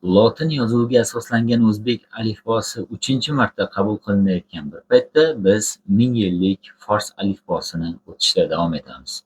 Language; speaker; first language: Uzbek; non-native, local second language; Tajik